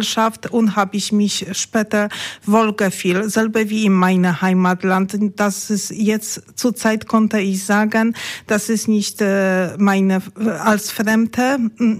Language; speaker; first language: German; non-native, learner; Polish